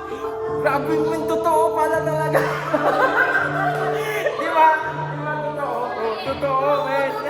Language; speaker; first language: Filipino; native; Filipino